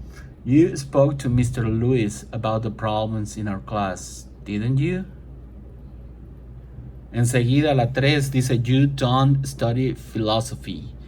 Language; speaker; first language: English; non-native, fluent; Spanish